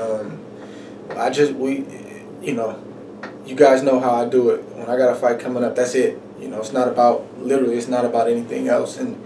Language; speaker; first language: English; native; English